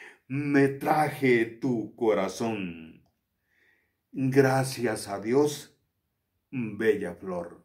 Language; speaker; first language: Spanish; native; Spanish